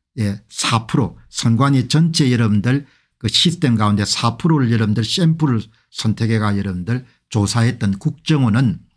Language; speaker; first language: Korean; native; Korean